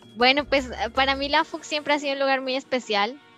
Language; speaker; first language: Spanish; native; Spanish